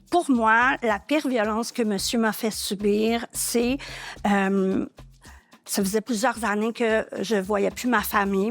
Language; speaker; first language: French; native; French